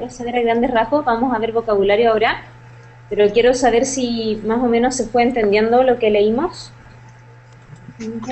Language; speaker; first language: Spanish; native; Spanish